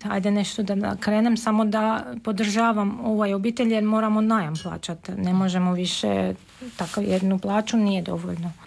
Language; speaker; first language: Serbian; non-native, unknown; Armenian